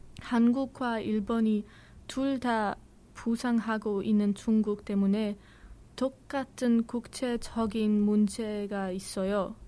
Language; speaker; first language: Korean; non-native, learner; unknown